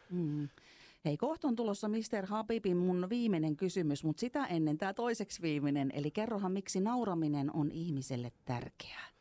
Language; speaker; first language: Finnish; native; Finnish